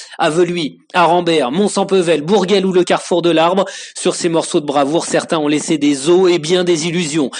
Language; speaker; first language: French; native; French